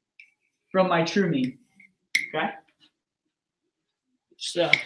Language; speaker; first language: English; native; English